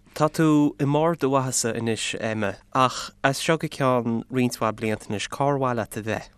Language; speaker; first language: Irish; native; Irish